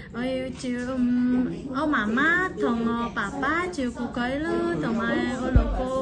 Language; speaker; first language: Cantonese; non-native, learner; Indonesian